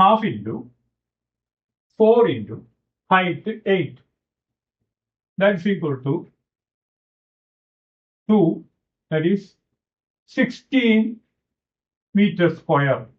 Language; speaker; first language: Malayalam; native; Malayalam